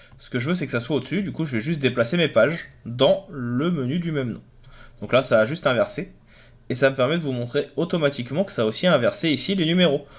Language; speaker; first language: French; native; French